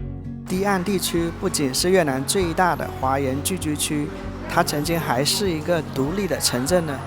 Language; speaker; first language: Chinese; native; Chinese